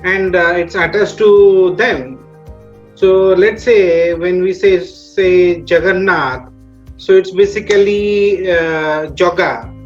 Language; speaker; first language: English; non-native, local second language; Odia